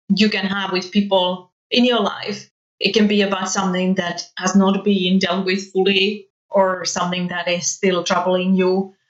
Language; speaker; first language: English; non-native, fluent; Finnish